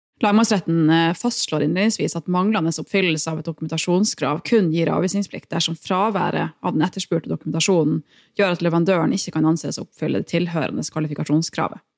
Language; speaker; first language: Norwegian; native; Norwegian